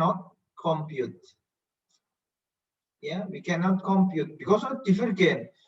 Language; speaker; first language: English; non-native, fluent; Indonesian